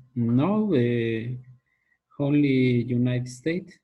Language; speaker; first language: English; non-native, learner; Spanish